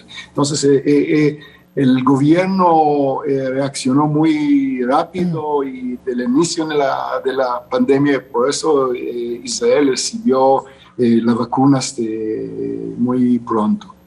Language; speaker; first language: Spanish; non-native, fluent; Hebrew